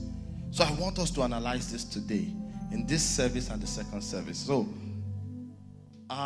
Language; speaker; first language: English; non-native, local second language; Yoruba